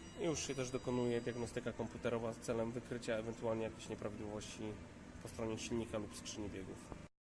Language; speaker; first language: Polish; native; Polish